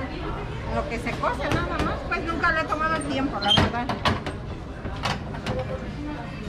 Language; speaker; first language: Spanish; native; Spanish